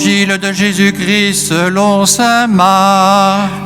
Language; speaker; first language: French; native; French